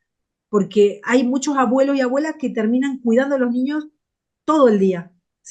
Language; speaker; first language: Spanish; native; Spanish